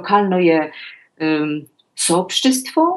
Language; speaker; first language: Russian; non-native, learner; Polish